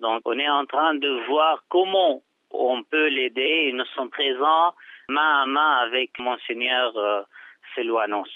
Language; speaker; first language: French; non-native, fluent; Arabic